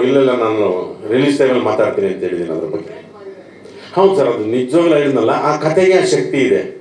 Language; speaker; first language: Kannada; native; Kannada